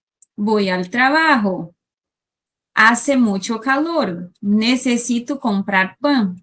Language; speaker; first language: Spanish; non-native, fluent; Portuguese